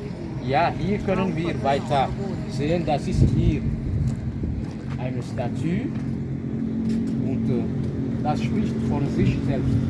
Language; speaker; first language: German; non-native, fluent; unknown